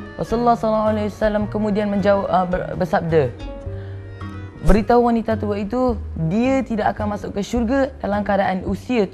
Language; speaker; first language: Malay; native; Malay